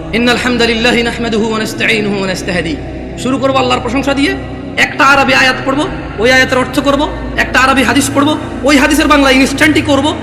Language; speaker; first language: Bangla; early bilingual, heritage; Bangla